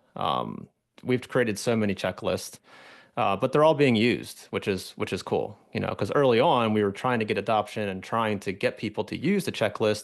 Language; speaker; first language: English; native; English